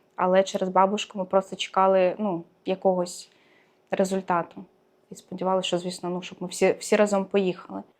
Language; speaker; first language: Ukrainian; native; Ukrainian